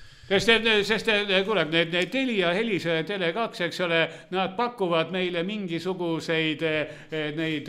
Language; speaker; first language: Estonian; non-native, local second language; Russian